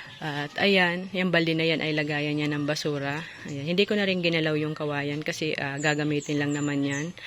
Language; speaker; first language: Filipino; non-native, local second language; Bikol